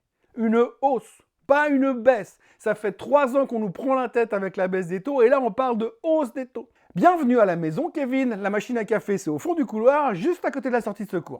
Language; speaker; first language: French; native; French